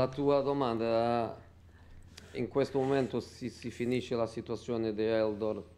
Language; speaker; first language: Italian; non-native, fluent; Portuguese